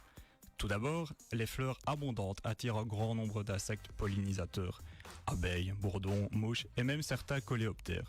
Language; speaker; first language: French; native; French